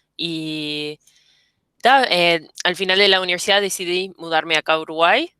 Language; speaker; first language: Spanish; early bilingual, heritage; English